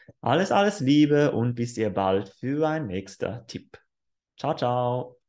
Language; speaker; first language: German; non-native, fluent; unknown